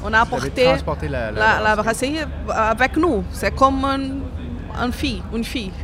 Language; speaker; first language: French; non-native, fluent; Portuguese